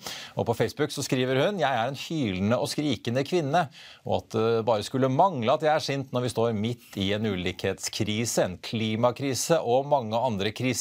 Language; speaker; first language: Norwegian; native; Norwegian